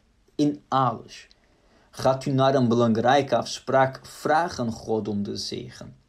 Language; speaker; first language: Dutch; non-native, fluent; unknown